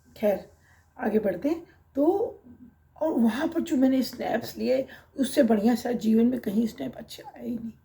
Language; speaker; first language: Hindi; native; Hindi